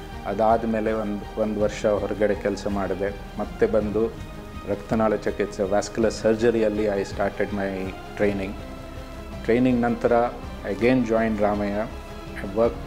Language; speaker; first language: Kannada; native; Kannada